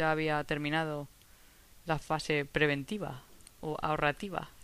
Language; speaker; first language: Spanish; non-native, fluent; English